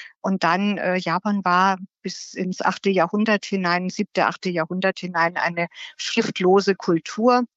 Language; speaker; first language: German; native; German